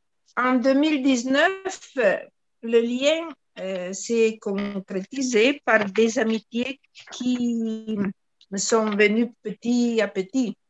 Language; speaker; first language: French; non-native, fluent; Italian